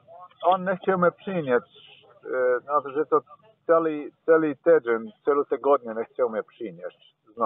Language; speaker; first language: Polish; non-native, learner; Slovenian